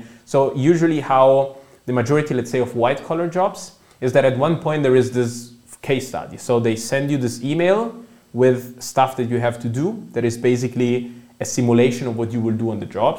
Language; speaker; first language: English; non-native, fluent; Italian